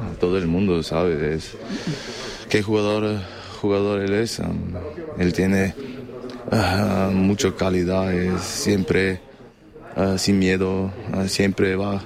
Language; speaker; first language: Spanish; non-native, learner; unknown